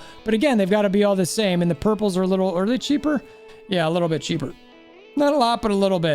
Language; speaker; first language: English; native; English